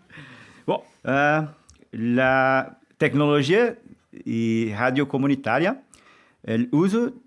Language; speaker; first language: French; non-native, learner; Portuguese